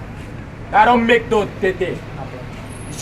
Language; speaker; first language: Dutch; non-native, local second language; Sranan Tongo